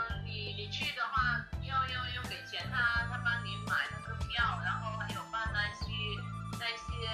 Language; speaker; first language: Chinese; non-native, learner; Vietnamese